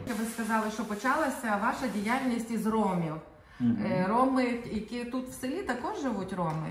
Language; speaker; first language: Ukrainian; native; Ukrainian